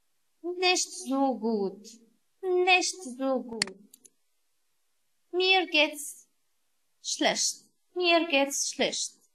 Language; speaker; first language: German; non-native, learner; Arabic